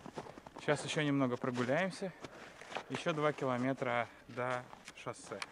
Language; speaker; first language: Russian; native; Russian